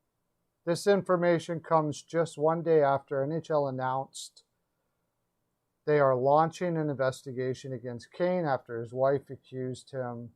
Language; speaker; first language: English; native; English